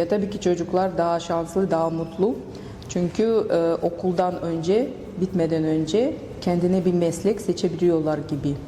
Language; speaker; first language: Turkish; non-native, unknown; Russian